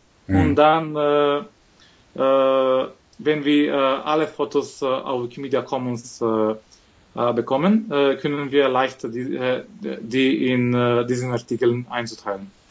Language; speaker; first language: German; non-native, fluent; Macedonian